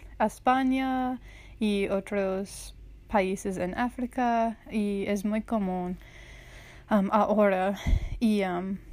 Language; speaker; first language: Spanish; non-native, learner; English